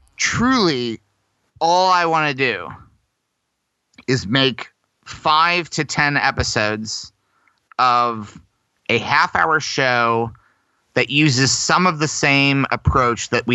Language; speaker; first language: English; native; English